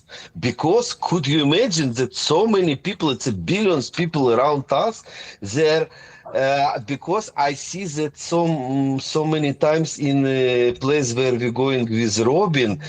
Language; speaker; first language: English; non-native, fluent; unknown